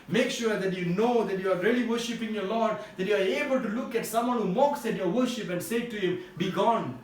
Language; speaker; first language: English; non-native, local second language; Tamil